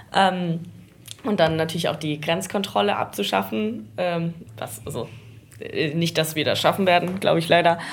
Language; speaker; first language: German; early bilingual, heritage; Danish